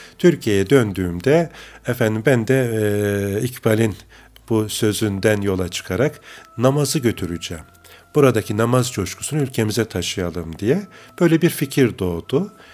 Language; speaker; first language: Turkish; native; Turkish